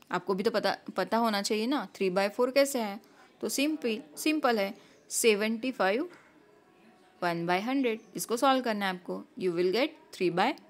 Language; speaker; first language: Hindi; non-native, local second language; Marathi